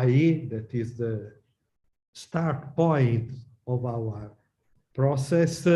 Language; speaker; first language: English; non-native, learner; Italian